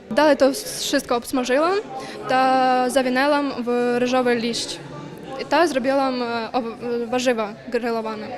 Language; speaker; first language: Polish; non-native, learner; Ukrainian